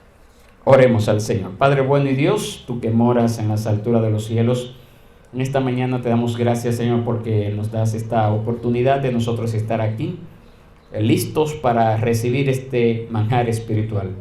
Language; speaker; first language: Spanish; native; Spanish